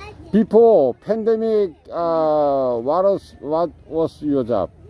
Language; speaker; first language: English; non-native, learner; Korean